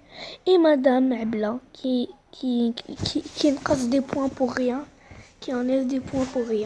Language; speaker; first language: French; non-native, local second language; Arabic